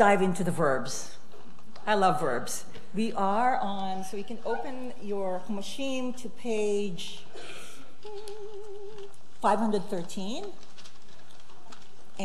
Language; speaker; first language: English; non-native, local second language; Filipino